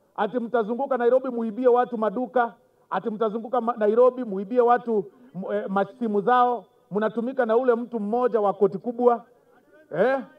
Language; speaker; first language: Swahili; non-native, local second language; Gusii